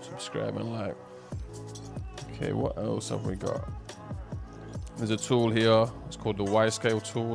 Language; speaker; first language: English; native; English